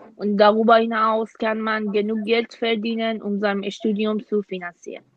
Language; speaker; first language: German; non-native, fluent; Persian